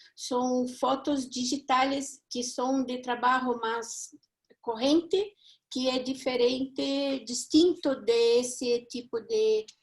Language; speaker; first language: Spanish; non-native, fluent; Portuguese